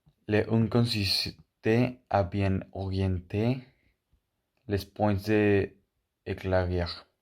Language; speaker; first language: French; non-native, learner; Spanish